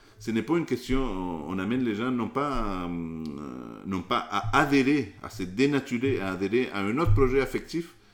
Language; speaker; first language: French; non-native, fluent; Spanish